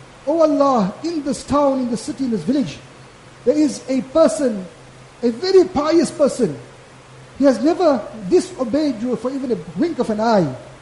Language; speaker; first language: English; native; English